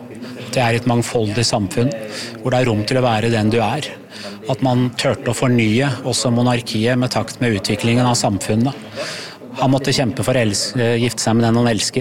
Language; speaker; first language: Norwegian; native; Norwegian